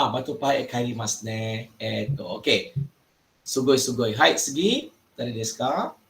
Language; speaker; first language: Japanese; non-native, fluent; Malay